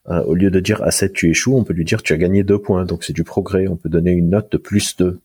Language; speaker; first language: French; non-native, local second language; Arabic